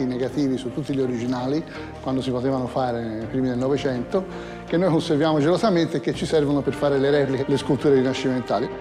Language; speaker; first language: Italian; native; Italian